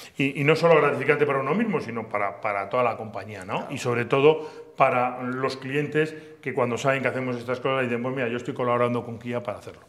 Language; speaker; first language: Spanish; native; Spanish